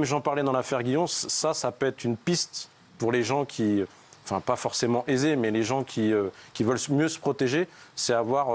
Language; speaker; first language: French; native; French